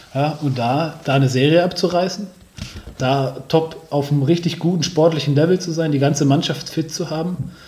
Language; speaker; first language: German; native; German